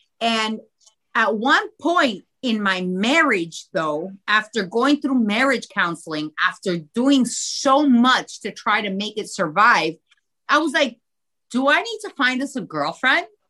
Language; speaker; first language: English; early bilingual, other home language; Spanish